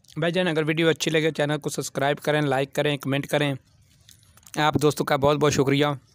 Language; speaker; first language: Urdu; non-native, local second language; Punjabi